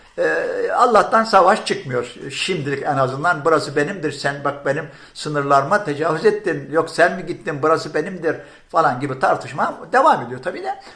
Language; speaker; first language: Turkish; non-native, fluent; Arabic